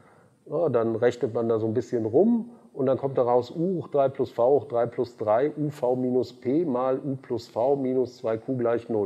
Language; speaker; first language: German; native; German